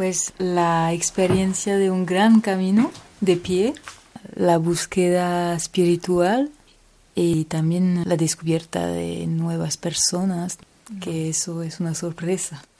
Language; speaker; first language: Spanish; non-native, learner; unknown